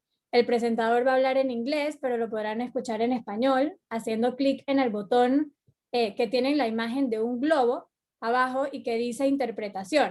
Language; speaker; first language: Spanish; native; Spanish